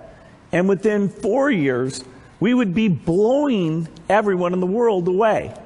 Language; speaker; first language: English; native; English